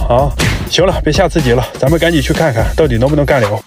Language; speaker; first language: Chinese; native; Chinese